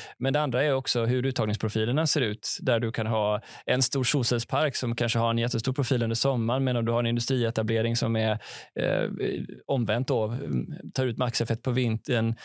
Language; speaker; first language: Swedish; native; Swedish